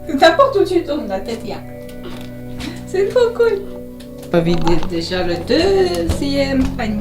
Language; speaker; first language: French; native; French